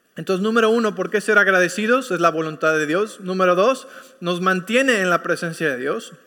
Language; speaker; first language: Spanish; early bilingual, heritage; Spanish